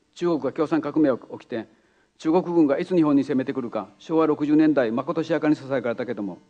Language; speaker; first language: Japanese; native; Japanese